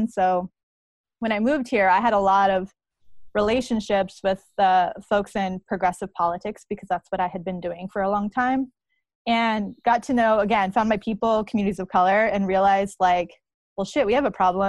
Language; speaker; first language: English; native; English